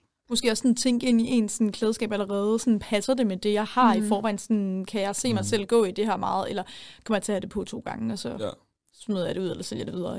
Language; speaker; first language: Danish; native; Danish